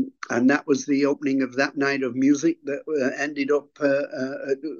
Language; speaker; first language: English; native; English